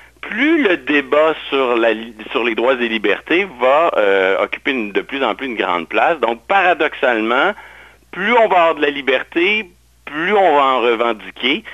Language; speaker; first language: French; native; French